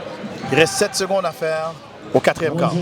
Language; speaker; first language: French; native; French